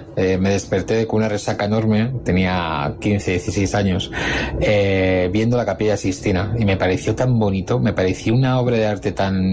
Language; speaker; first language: Spanish; native; Spanish